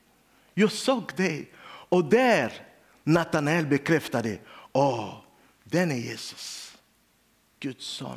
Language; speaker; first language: Swedish; non-native, learner; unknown